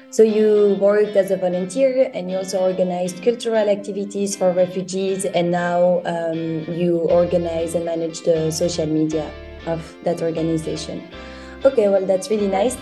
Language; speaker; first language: English; non-native, fluent; French